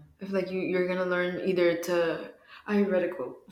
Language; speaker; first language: English; early bilingual, other home language; Spanish